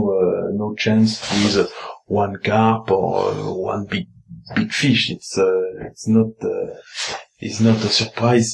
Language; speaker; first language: English; non-native, learner; French